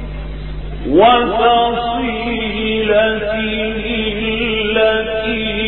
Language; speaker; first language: Arabic; native; Arabic